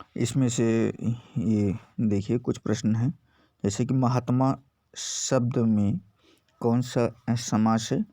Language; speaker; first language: Hindi; native; Hindi